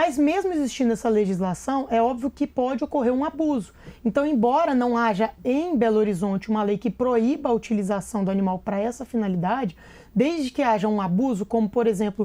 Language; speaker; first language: Portuguese; native; Portuguese